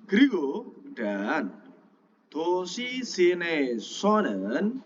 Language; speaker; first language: Korean; non-native, fluent; Indonesian